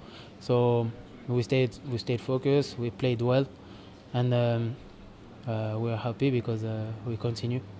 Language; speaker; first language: English; non-native, fluent; French